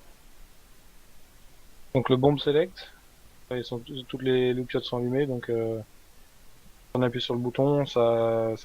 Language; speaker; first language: French; native; French